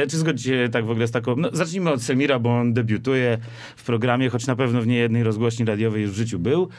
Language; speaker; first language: Polish; native; Polish